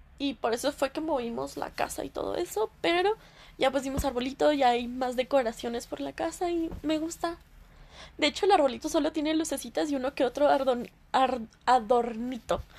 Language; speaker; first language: Spanish; early bilingual, heritage; Spanish